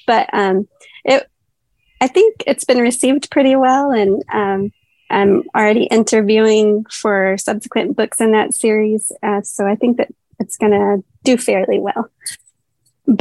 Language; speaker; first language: English; native; English